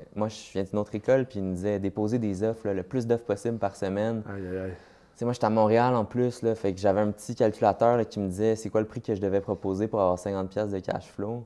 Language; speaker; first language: French; native; French